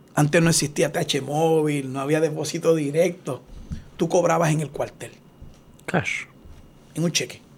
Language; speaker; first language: Spanish; native; Spanish